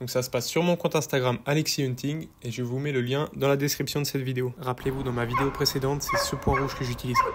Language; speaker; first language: French; native; French